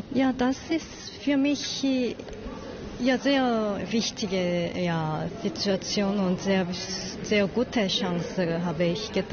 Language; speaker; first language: German; non-native, learner; Korean